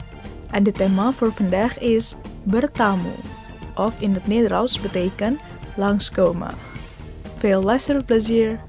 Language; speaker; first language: Dutch; non-native, fluent; Indonesian